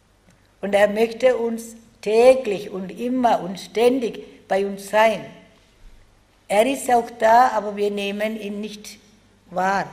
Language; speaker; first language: German; non-native, fluent; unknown